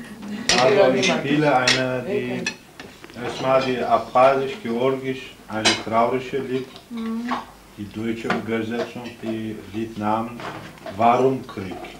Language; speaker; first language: German; non-native, learner; Adyghe